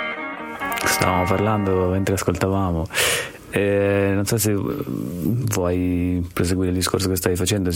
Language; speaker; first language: Italian; native; Italian